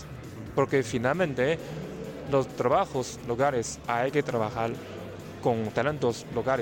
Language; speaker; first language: Spanish; non-native, learner; Chinese